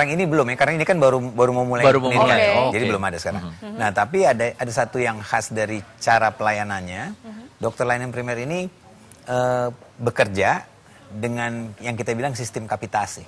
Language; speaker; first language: Indonesian; native; Indonesian